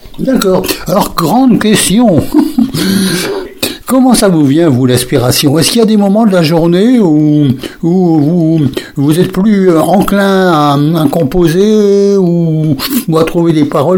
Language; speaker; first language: French; native; French